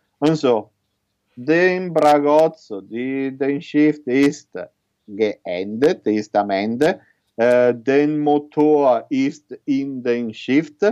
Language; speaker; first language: German; non-native, learner; Italian